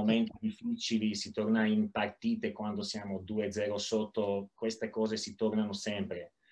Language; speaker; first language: Italian; non-native, learner; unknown